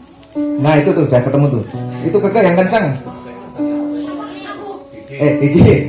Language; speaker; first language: Indonesian; native; Indonesian